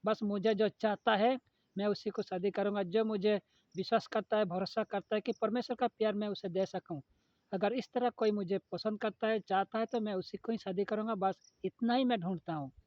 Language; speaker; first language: Hindi; non-native, local second language; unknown